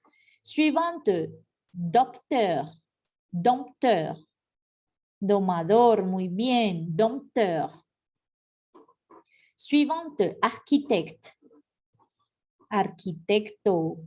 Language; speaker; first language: French; non-native, fluent; Spanish